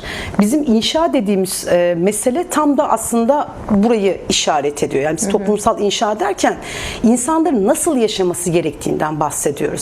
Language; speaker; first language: Turkish; native; Turkish